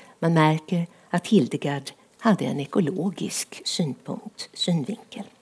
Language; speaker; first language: Swedish; native; Swedish